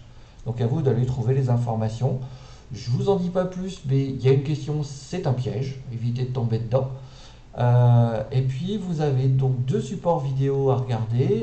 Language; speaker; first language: French; native; French